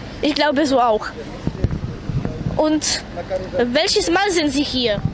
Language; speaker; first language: German; non-native, learner; Polish